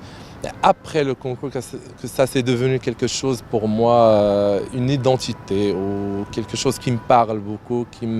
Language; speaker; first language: French; non-native, local second language; Arabic